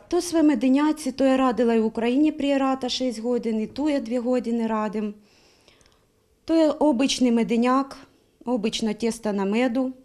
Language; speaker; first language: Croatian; non-native, learner; Ukrainian